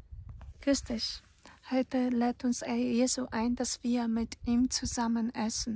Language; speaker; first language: German; non-native, fluent; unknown